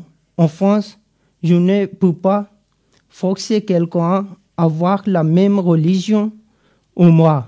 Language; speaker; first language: French; non-native, learner; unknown